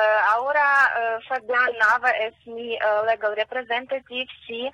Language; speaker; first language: Spanish; non-native, learner; Ukrainian